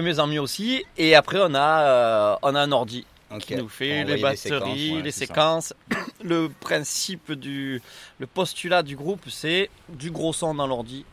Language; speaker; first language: French; native; French